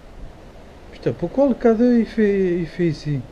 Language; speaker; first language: French; non-native, fluent; Portuguese